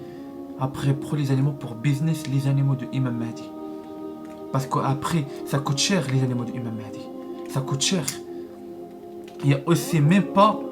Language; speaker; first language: French; non-native, learner; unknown